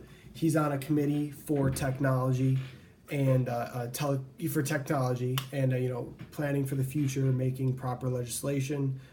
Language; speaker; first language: English; native; English